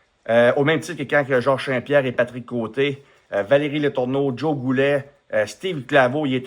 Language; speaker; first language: French; native; French